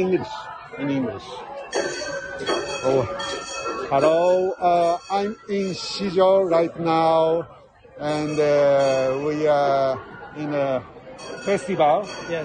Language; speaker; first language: English; non-native, learner; Japanese